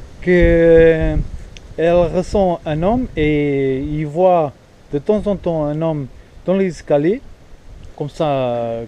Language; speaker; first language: French; non-native, fluent; Portuguese